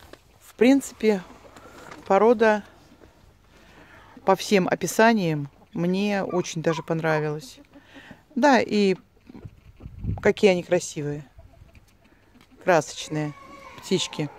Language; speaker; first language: Russian; native; Russian